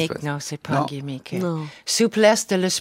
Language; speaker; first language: French; non-native, fluent; English